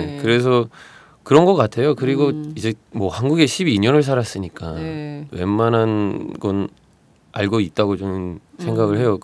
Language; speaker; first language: Korean; non-native, fluent; Turkish